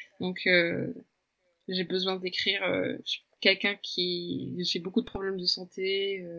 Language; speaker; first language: French; early bilingual, other home language; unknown